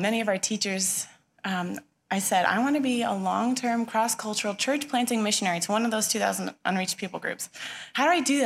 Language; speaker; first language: English; native; English